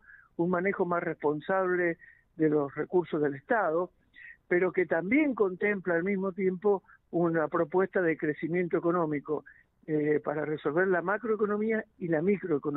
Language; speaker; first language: Spanish; native; Spanish